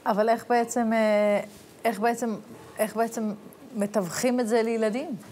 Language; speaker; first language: Hebrew; native; Hebrew